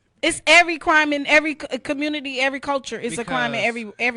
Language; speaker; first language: English; native; English